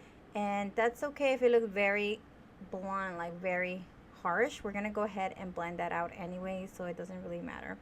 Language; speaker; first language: English; native; English